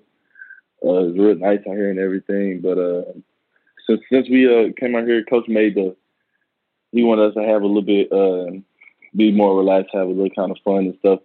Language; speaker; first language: English; native; English